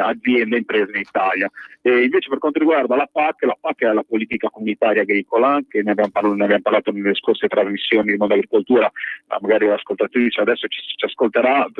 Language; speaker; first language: Italian; native; Italian